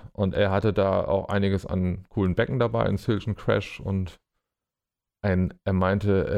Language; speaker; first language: German; native; German